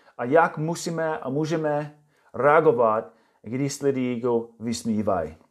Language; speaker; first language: Czech; non-native, fluent; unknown